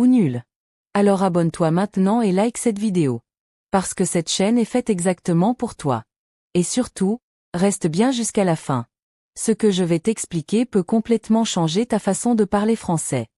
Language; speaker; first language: French; native; French